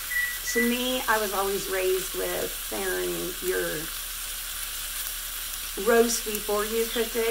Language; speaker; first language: English; native; English